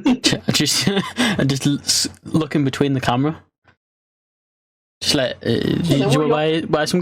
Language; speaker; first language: English; native; English